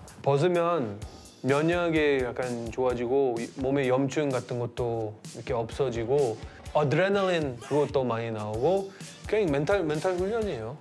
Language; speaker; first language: Korean; early bilingual, heritage; Korean